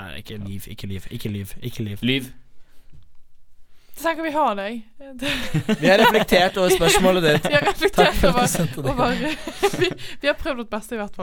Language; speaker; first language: Norwegian; native; Norwegian